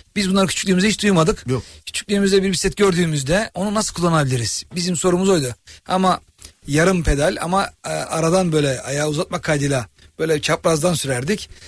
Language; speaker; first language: Turkish; native; Turkish